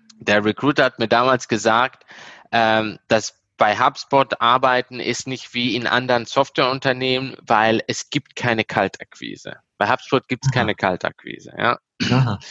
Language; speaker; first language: German; early bilingual, heritage; German